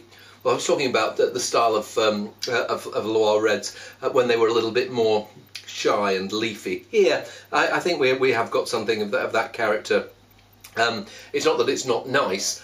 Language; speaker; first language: English; native; English